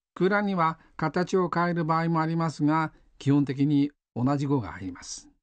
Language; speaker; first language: Japanese; native; Japanese